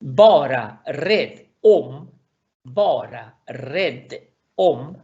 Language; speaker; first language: Swedish; non-native, fluent; Spanish